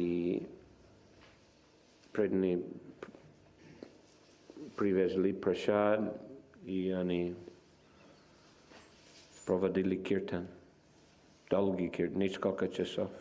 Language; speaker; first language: Russian; non-native, fluent; English